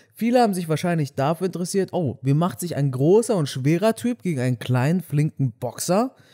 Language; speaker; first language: German; native; German